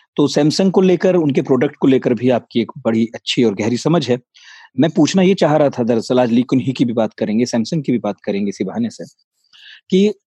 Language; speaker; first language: Hindi; native; Hindi